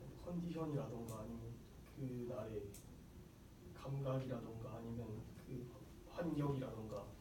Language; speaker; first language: Korean; native; Korean